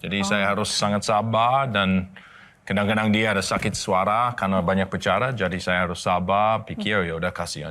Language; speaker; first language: Indonesian; non-native, learner; English